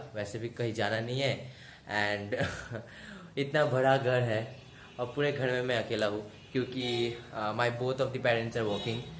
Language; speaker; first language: Hindi; non-native, local second language; Bangla